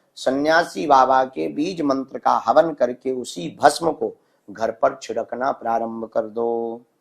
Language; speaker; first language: Hindi; native; Hindi